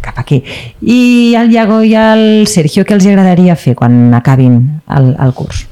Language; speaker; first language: Catalan; native; Catalan